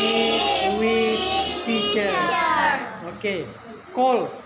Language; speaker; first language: English; non-native, learner; Indonesian